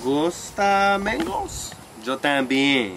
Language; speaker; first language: Spanish; non-native, learner; English